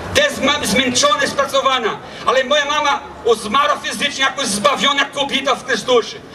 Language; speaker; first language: Polish; non-native, learner; Portuguese